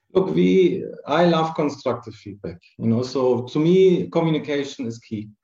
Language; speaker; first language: English; non-native, fluent; German